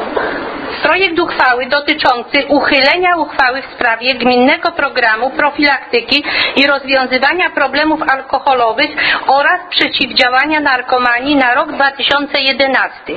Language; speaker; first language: Polish; native; Polish